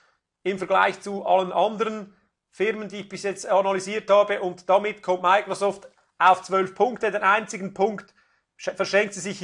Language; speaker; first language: German; native; German